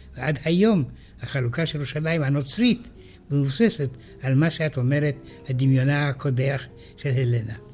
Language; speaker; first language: Hebrew; non-native, fluent; Romanian